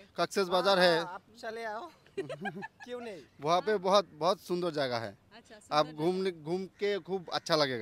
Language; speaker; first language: Hindi; non-native, learner; Bangla